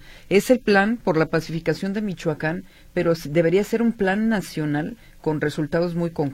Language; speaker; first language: Spanish; native; Spanish